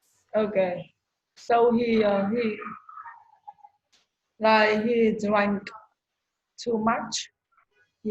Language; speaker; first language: English; non-native, learner; Vietnamese